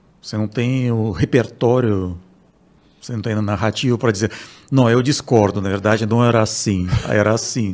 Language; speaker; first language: Portuguese; non-native, fluent; Russian